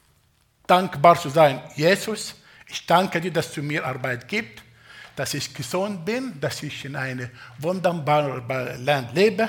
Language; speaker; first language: German; non-native, fluent; Arabic